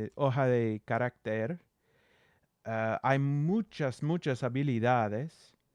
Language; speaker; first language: Spanish; non-native, learner; English